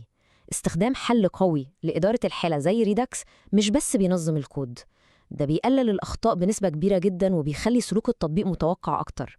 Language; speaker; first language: Arabic; native; Arabic